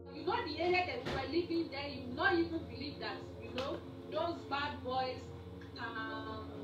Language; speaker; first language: English; native; English